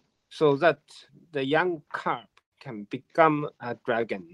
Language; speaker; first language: English; non-native, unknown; Japanese